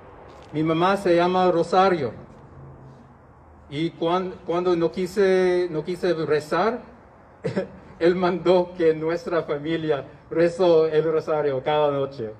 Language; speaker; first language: Spanish; non-native, learner; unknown